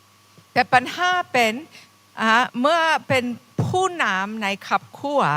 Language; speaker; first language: Thai; non-native, fluent; English